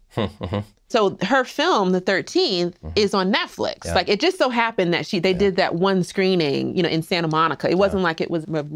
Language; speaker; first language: English; native; English